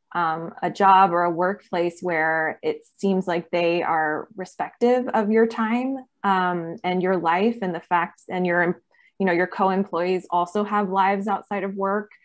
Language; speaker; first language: English; native; English